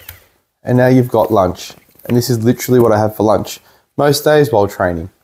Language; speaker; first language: English; native; English